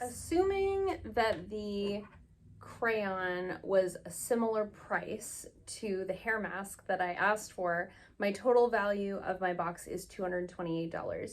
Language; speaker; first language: English; native; English